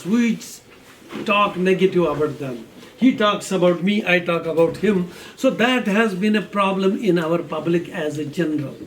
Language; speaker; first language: English; non-native, local second language; Kashmiri